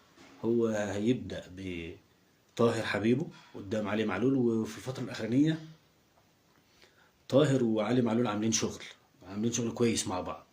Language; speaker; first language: Arabic; native; Arabic